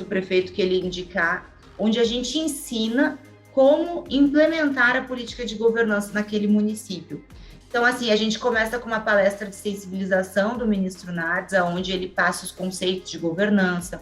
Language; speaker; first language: Portuguese; native; Portuguese